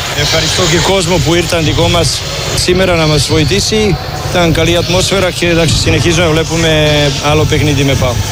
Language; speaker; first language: Greek; non-native, fluent; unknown